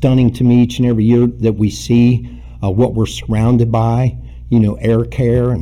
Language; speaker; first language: English; native; English